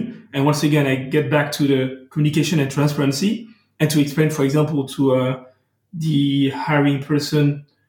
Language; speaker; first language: English; non-native, fluent; French